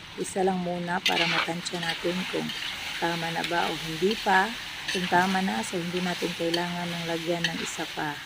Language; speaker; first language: Filipino; non-native, local second language; Cebuano